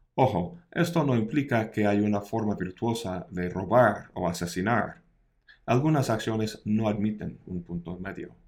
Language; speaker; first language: Spanish; non-native, fluent; English